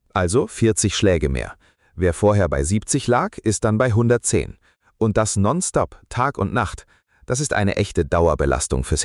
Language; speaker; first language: German; native; German